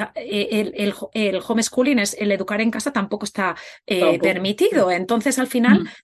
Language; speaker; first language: Spanish; native; Spanish